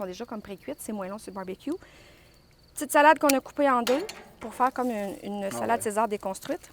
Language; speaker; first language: French; native; French